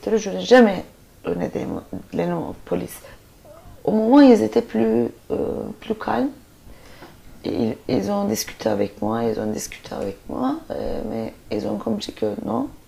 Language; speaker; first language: French; non-native, fluent; Turkish